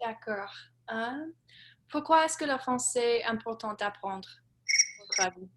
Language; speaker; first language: French; non-native, learner; English